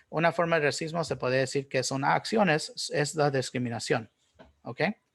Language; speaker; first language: Spanish; early bilingual, heritage; Spanish